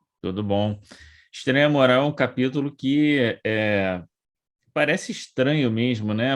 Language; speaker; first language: Portuguese; native; Portuguese